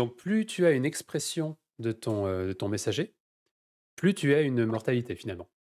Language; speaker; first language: French; native; French